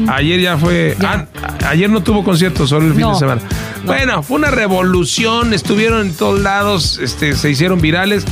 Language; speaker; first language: Spanish; native; Spanish